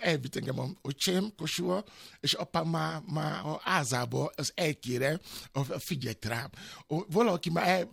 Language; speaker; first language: Hungarian; non-native, learner; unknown